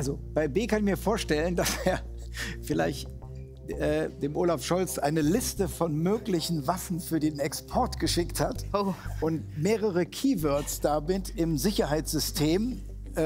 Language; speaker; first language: German; native; German